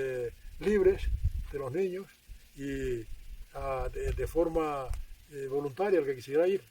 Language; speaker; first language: Spanish; native; Spanish